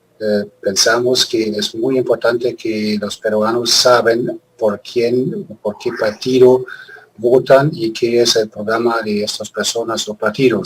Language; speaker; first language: Spanish; non-native, fluent; German